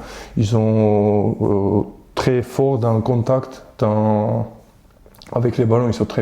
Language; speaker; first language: French; non-native, fluent; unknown